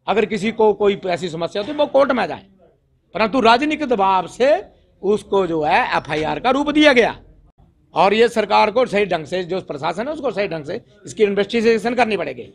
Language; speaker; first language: Hindi; native; Hindi